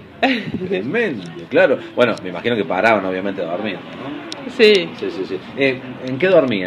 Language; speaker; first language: Spanish; native; Spanish